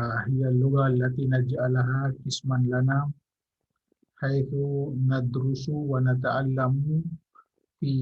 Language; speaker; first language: Arabic; non-native, fluent; Indonesian